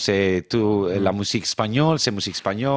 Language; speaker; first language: French; non-native, fluent; Spanish